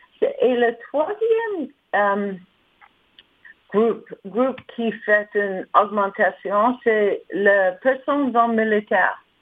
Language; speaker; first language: French; non-native, learner; English